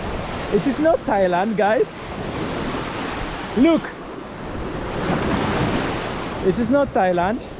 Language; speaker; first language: English; non-native, learner; Amharic